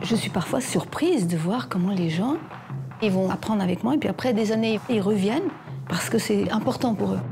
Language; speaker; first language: French; early bilingual, other home language; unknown